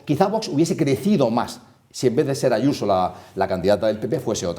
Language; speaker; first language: Spanish; native; Spanish